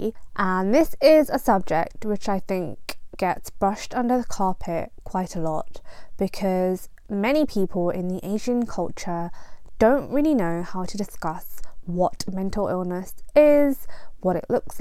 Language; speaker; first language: English; non-native, local second language; Punjabi